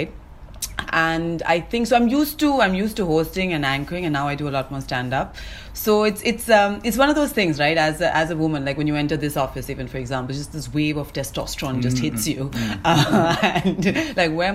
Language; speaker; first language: English; non-native, local second language; Malayalam